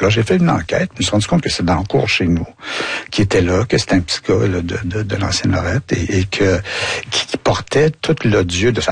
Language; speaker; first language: French; native; French